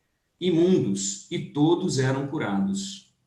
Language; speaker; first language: Portuguese; native; Portuguese